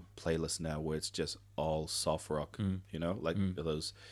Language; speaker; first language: English; non-native, fluent; Tongan